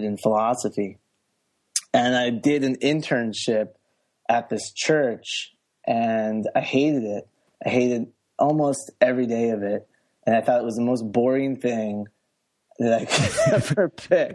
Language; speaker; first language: English; native; English